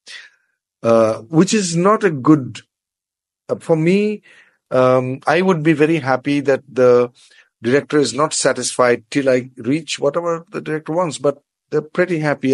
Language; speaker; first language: English; non-native, local second language; Assamese